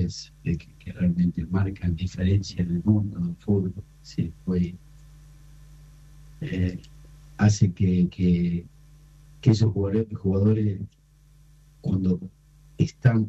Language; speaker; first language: Spanish; native; Spanish